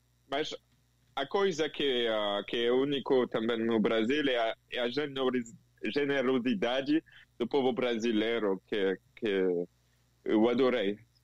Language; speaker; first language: Portuguese; non-native, fluent; French